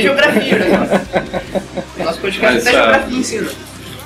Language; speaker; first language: Portuguese; native; Portuguese